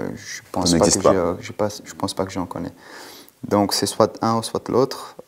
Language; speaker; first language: French; non-native, fluent; Portuguese